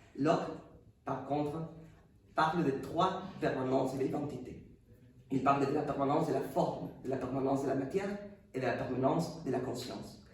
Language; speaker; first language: French; non-native, fluent; Spanish